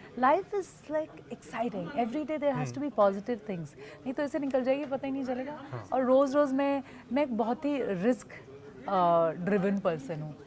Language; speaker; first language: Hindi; non-native, local second language; Bhojpuri